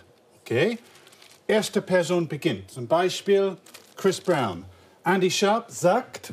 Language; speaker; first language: German; non-native, fluent; English